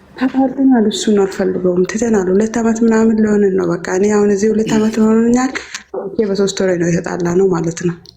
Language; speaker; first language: Amharic; non-native, local second language; Oromo